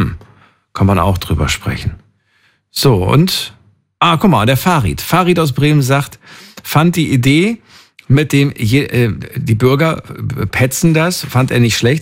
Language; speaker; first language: German; native; German